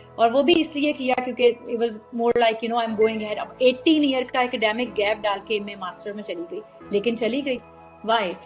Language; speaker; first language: Urdu; native; Urdu